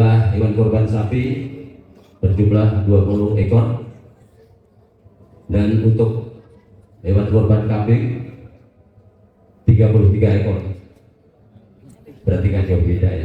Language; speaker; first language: Indonesian; native; Indonesian